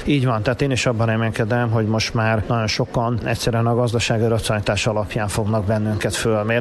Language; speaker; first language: Hungarian; native; Hungarian